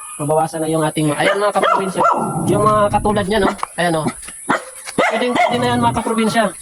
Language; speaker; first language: Filipino; non-native, local second language; Bikol